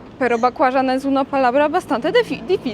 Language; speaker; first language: Spanish; non-native, fluent; Polish